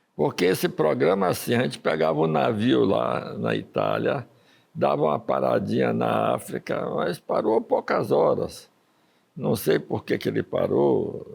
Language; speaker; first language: Portuguese; early bilingual, other home language; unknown